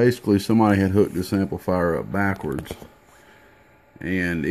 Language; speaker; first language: English; native; English